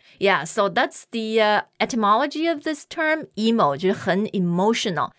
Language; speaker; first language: English; non-native, fluent; Chinese